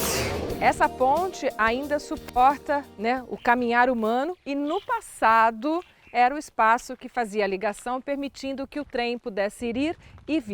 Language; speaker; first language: Portuguese; native; Portuguese